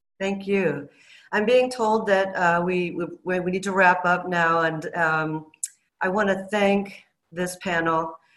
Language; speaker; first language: English; native; English